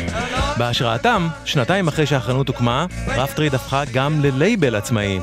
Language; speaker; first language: Hebrew; native; Hebrew